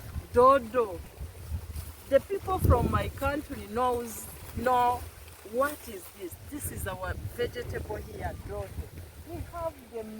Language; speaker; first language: English; non-native, local second language; Kinyarwanda